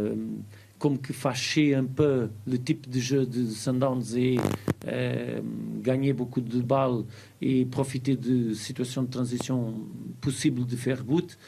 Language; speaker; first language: French; non-native, fluent; Portuguese